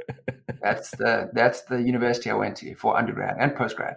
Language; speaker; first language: English; native; English